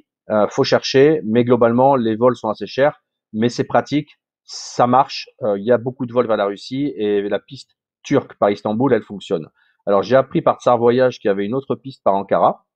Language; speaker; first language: French; native; French